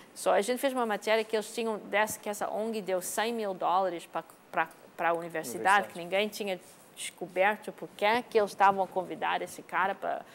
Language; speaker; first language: Portuguese; non-native, fluent; English